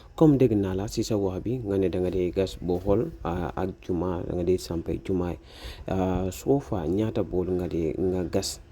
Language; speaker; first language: Wolof; non-native, local second language; Mandingo